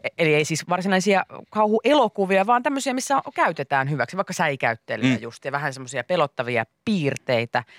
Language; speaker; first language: Finnish; native; Finnish